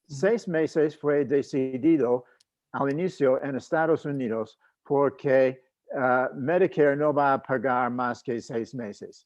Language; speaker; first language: Spanish; non-native, fluent; English